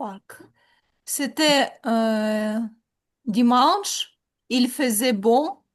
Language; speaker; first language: French; non-native, learner; Ukrainian